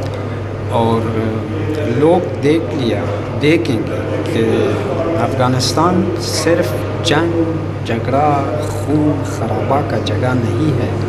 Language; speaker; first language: Hindi; non-native, learner; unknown